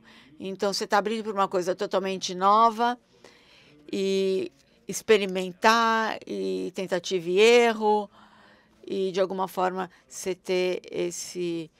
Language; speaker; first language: Portuguese; non-native, fluent; German